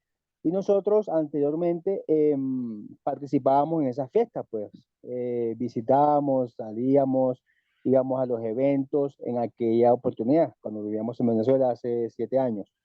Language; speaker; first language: Spanish; native; Spanish